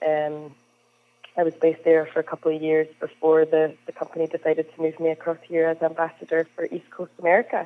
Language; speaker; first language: English; native; English